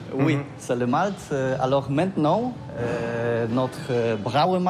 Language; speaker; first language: French; non-native, learner; Polish